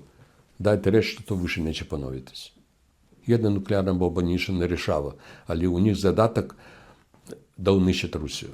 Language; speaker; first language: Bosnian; non-native, fluent; Russian